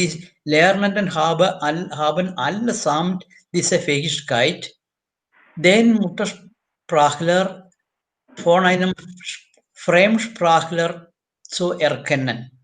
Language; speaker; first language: German; non-native, fluent; Malayalam